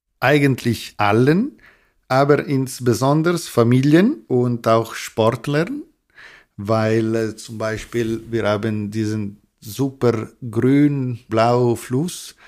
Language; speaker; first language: German; non-native, local second language; Italian